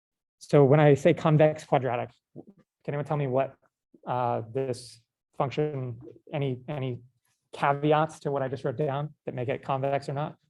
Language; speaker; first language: English; native; English